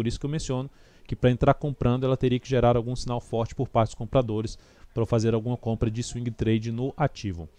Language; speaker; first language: Portuguese; native; Portuguese